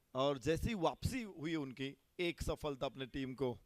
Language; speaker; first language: Hindi; non-native, local second language; Marathi